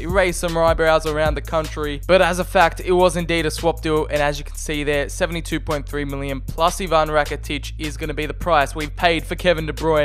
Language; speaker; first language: English; native; English